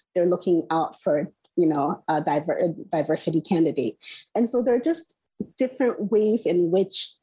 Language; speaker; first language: English; non-native, local second language; Igbo